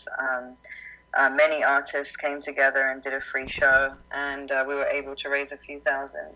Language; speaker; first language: English; native; English